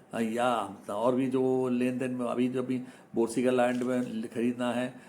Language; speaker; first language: Hindi; non-native, local second language; Malayalam